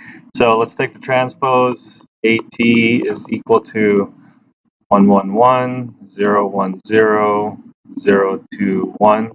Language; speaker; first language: English; native; English